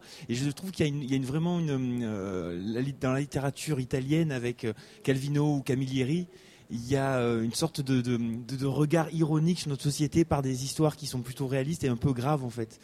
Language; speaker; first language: French; native; French